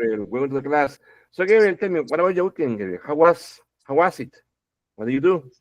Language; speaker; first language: English; non-native, fluent; Spanish